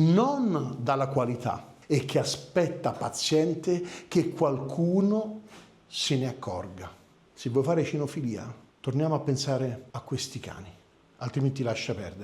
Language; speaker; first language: Italian; native; Italian